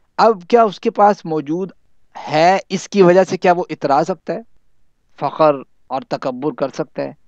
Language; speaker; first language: Urdu; non-native, local second language; Punjabi